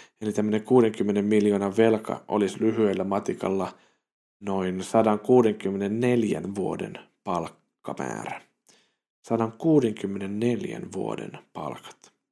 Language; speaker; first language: Finnish; native; Finnish